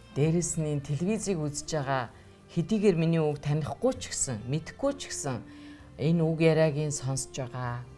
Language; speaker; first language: Mongolian; native; Mongolian